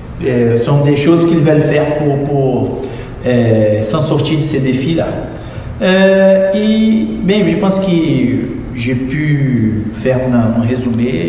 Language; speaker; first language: French; non-native, fluent; Portuguese